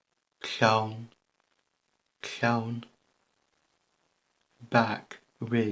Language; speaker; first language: Welsh; non-native, learner; English